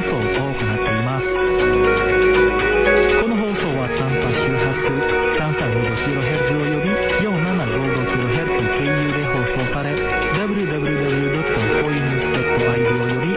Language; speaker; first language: Japanese; non-native, fluent; Indonesian